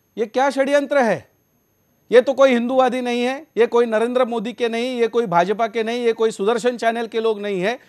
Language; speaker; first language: Hindi; native; Hindi